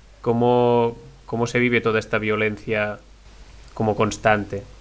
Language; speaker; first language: Spanish; native; Spanish